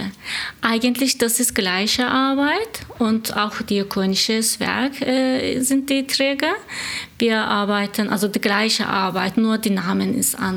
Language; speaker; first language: German; non-native, learner; Turkish